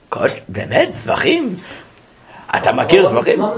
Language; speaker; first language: Hebrew; non-native, fluent; English